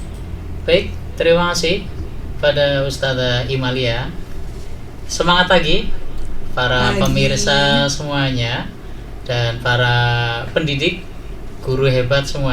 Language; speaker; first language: Indonesian; native; Indonesian